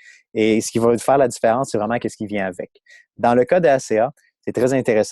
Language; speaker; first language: French; native; French